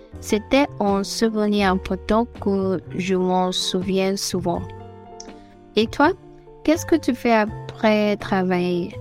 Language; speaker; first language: French; non-native, fluent; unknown